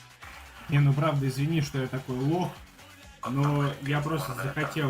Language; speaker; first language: Russian; native; Russian